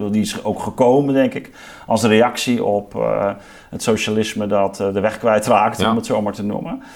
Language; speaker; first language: Dutch; native; Dutch